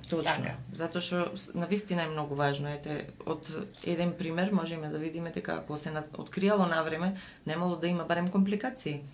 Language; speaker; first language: Macedonian; native; Macedonian